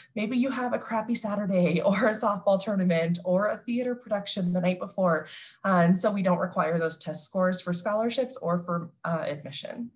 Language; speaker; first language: English; native; English